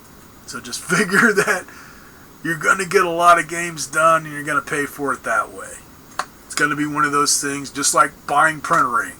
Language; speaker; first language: English; native; English